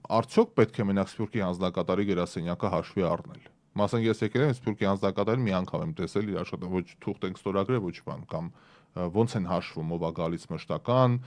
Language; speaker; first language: Armenian; native; Armenian